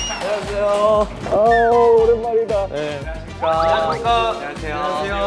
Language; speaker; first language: Korean; non-native, fluent; Chinese